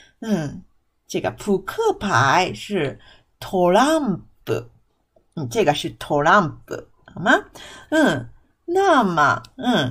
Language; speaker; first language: Chinese; non-native, fluent; Japanese